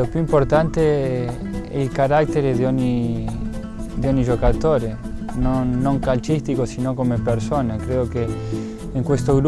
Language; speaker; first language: Italian; non-native, fluent; Spanish